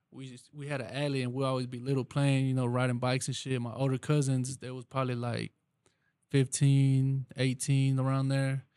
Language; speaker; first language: English; early bilingual, other home language; Spanish